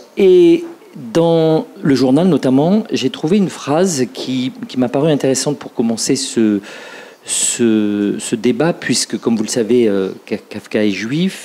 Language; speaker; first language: French; native; French